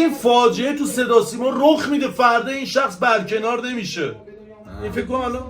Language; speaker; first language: Persian; native; Persian